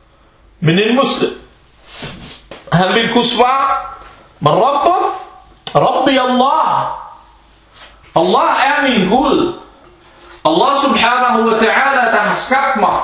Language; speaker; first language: Danish; early bilingual, other home language; Arabic